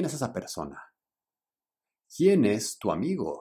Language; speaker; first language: Spanish; early bilingual, heritage; Spanish